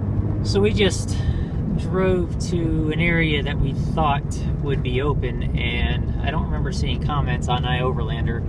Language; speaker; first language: English; native; English